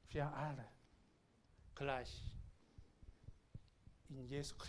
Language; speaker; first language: German; non-native, learner; Korean